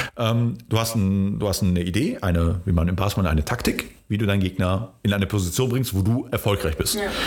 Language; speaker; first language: German; early bilingual, other home language; Polish